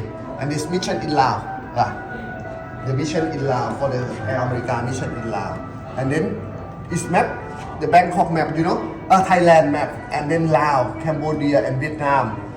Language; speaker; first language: English; non-native, learner; Thai